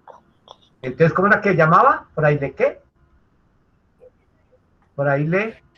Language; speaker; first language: Spanish; native; Spanish